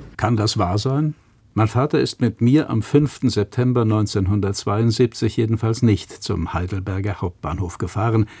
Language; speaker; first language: German; native; German